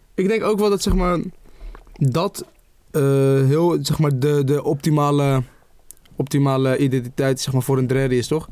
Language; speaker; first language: Dutch; early bilingual, other home language; Arabic